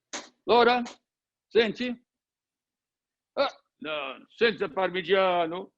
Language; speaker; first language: Italian; non-native, learner; Portuguese